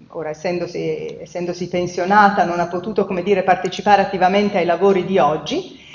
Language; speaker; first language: Italian; native; Italian